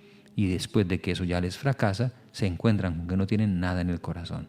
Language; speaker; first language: Spanish; native; Spanish